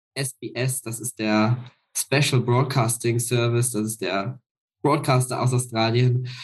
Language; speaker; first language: German; native; German